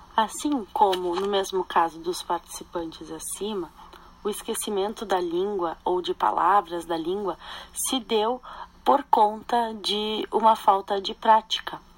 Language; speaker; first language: Portuguese; non-native, local second language; German